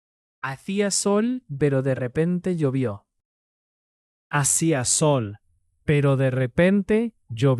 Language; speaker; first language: Spanish; non-native, fluent; English